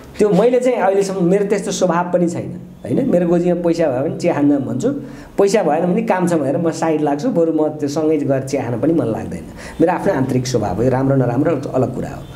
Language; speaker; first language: Nepali; native; Nepali